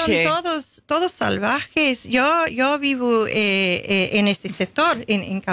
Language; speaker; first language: Spanish; non-native, fluent; English